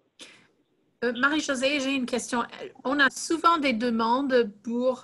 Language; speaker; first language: French; non-native, fluent; English